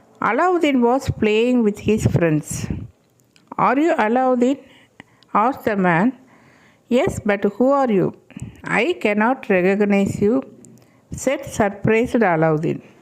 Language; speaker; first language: English; non-native, local second language; Tamil